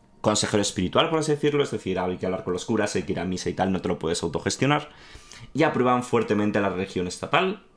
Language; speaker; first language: Spanish; native; Spanish